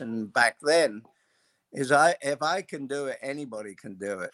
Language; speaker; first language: English; native; English